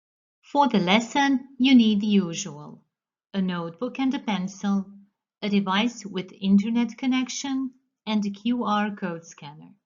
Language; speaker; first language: English; non-native, fluent; Croatian